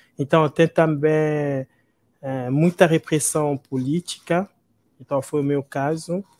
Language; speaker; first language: Portuguese; non-native, fluent; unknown